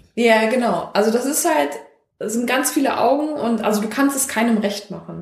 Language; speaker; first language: German; native; German